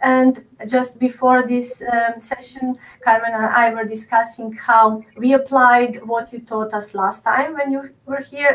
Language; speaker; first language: English; non-native, fluent; Croatian